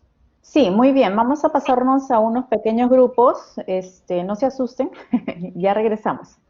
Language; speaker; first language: Spanish; native; Spanish